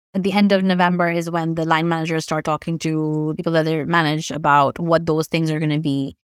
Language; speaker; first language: English; non-native, local second language; Urdu